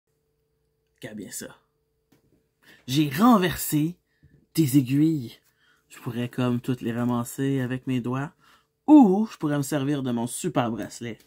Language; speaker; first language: French; native; French